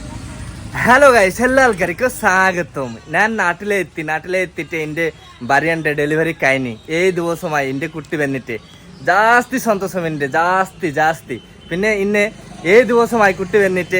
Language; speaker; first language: Malayalam; non-native, learner; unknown